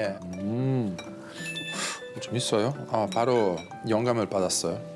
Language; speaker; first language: Korean; non-native, fluent; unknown